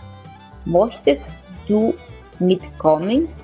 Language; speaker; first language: German; non-native, learner; Spanish